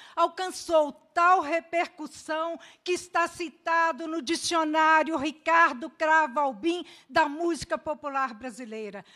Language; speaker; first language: Portuguese; native; Portuguese